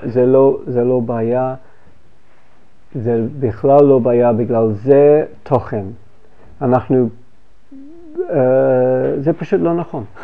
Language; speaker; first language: Hebrew; non-native, fluent; English